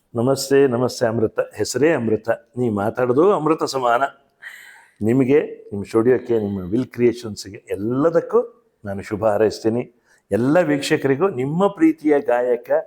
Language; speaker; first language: Kannada; native; Kannada